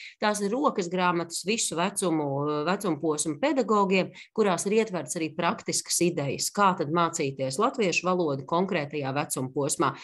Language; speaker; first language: Latvian; native; Latvian